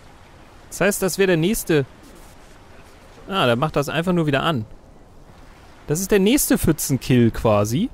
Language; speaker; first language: German; native; German